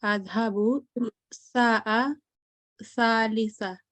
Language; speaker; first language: Arabic; non-native, learner; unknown